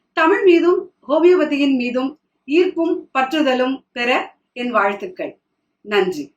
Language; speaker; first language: Tamil; non-native, local second language; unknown